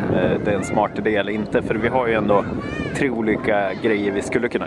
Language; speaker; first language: Swedish; native; Swedish